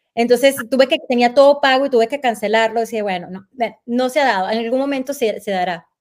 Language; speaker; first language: Spanish; native; Spanish